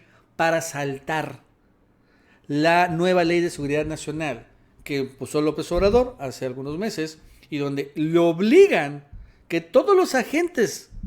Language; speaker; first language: Spanish; native; Spanish